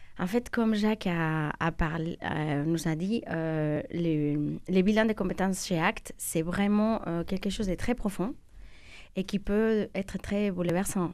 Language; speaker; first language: French; non-native, fluent; Spanish